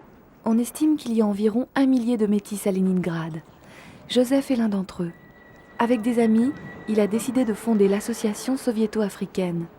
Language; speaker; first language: French; native; French